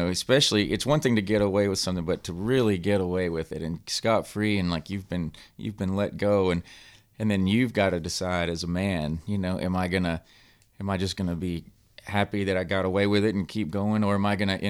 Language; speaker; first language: English; native; English